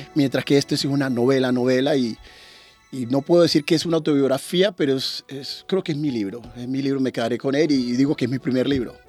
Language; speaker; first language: Spanish; native; Spanish